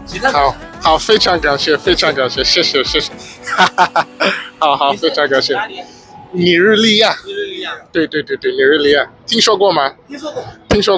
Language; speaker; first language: Chinese; non-native, fluent; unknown